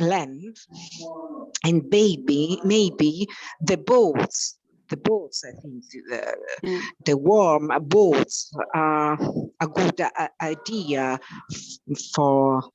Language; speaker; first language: English; non-native, learner; Italian